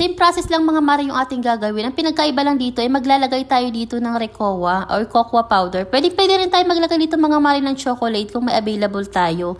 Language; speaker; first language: Filipino; non-native, local second language; Waray